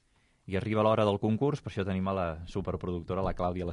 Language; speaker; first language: Catalan; native; Catalan